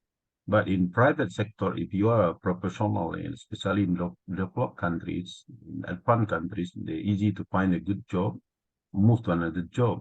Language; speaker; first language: English; non-native, learner; Indonesian